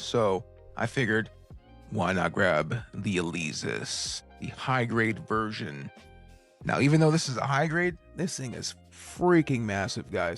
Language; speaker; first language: English; native; English